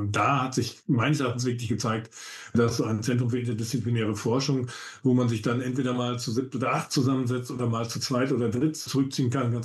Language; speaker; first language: German; native; German